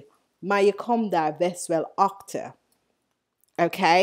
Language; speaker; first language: Dutch; non-native, learner; English